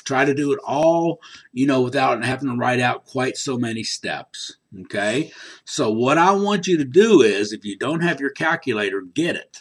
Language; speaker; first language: English; native; English